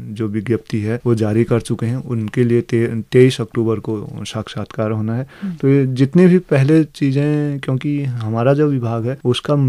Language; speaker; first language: Hindi; native; Hindi